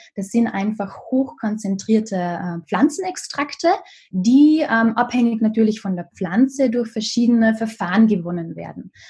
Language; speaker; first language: German; native; German